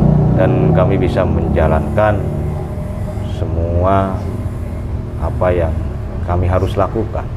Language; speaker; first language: Indonesian; native; Indonesian